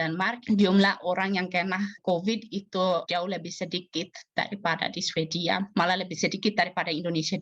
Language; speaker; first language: Indonesian; non-native, fluent; Swedish